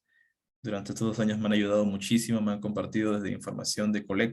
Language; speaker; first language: Spanish; native; Spanish